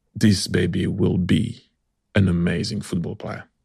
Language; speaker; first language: English; early bilingual, other home language; French